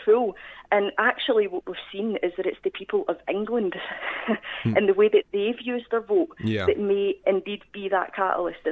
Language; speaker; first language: English; native; English